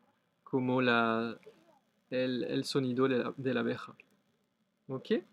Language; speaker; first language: Spanish; non-native, fluent; French